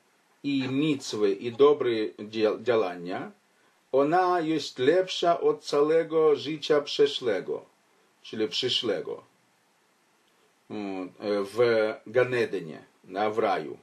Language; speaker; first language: Polish; non-native, fluent; Ukrainian